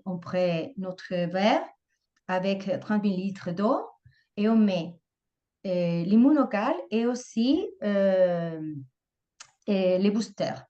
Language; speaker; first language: French; non-native, fluent; Spanish